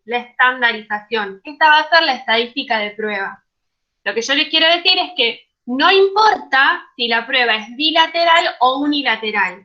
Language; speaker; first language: Spanish; native; Spanish